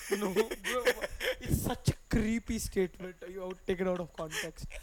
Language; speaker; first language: English; non-native, local second language; Tamil